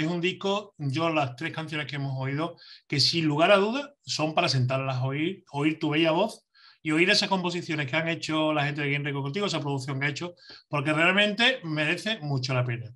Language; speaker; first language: Spanish; native; Spanish